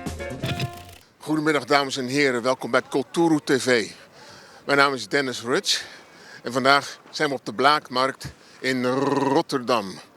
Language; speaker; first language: Dutch; native; Dutch